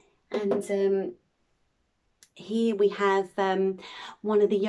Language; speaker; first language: English; native; English